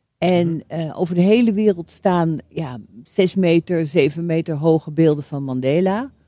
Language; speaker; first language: Dutch; native; Dutch